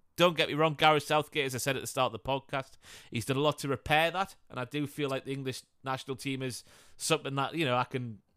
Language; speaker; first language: English; native; English